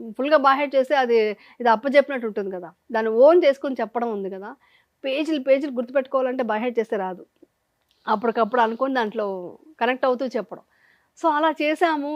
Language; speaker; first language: Telugu; native; Telugu